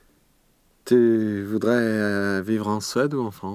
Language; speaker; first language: French; native; French